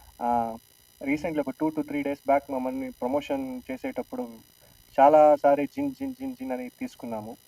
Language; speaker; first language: Telugu; native; Telugu